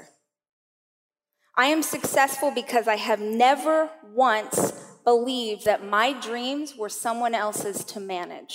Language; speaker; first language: English; native; English